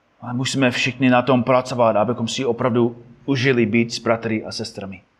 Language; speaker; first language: Czech; non-native, fluent; English